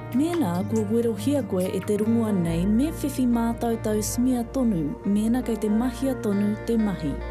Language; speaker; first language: Māori; native; Māori